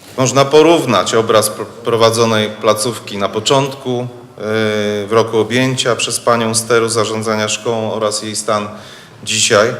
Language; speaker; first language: Polish; native; Polish